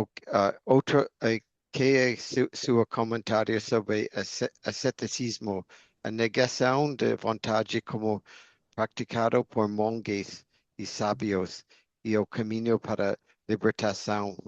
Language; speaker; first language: Portuguese; non-native, learner; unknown